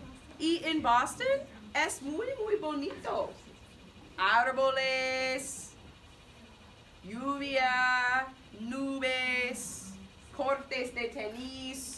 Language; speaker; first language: Spanish; non-native, fluent; English